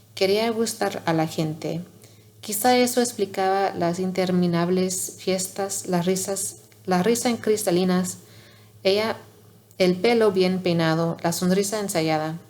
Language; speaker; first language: Spanish; non-native, learner; English